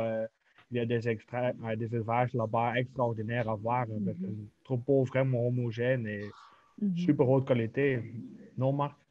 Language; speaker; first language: French; non-native, local second language; Dutch